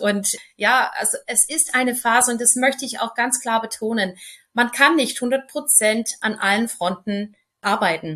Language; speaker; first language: German; non-native, fluent; English